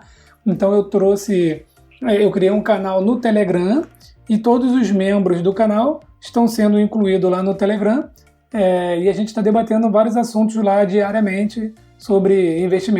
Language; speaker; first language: Portuguese; native; Portuguese